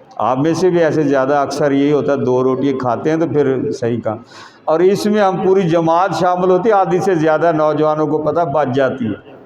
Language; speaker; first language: Urdu; non-native, local second language; Punjabi